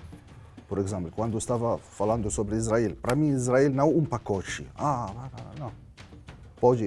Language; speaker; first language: Portuguese; non-native, learner; Arabic